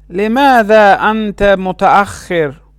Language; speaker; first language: Arabic; non-native, fluent; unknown